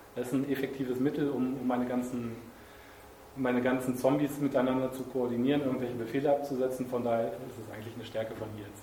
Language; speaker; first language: German; native; German